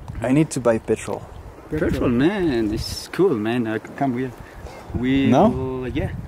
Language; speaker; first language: English; non-native, learner; French